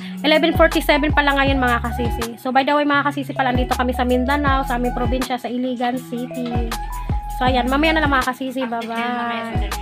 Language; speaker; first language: Filipino; non-native, local second language; Cebuano